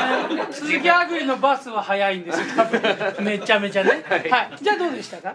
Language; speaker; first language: Japanese; native; Japanese